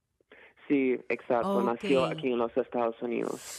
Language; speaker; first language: Spanish; non-native, fluent; Portuguese